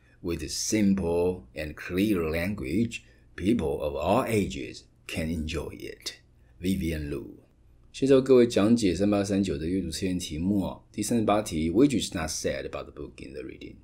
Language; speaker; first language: English; non-native, fluent; Chinese